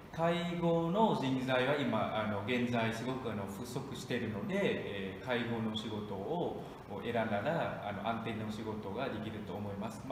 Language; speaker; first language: Japanese; non-native, learner; Vietnamese